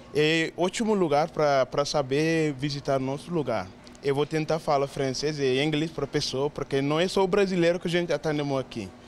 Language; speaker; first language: Portuguese; non-native, learner; Wolof